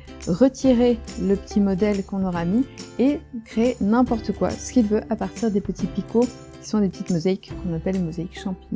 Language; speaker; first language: French; native; French